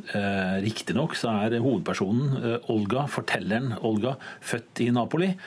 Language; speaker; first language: Norwegian; native; Norwegian